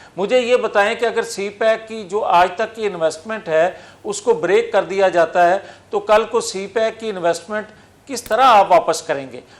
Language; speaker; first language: Urdu; non-native, local second language; Punjabi